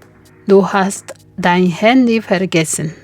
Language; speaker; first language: German; non-native, fluent; Spanish